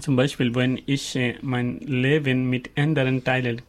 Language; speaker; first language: German; non-native, learner; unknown